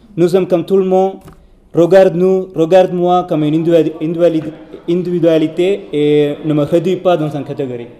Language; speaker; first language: French; non-native, learner; Tamil